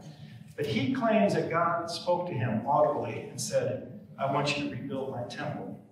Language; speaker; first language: English; native; English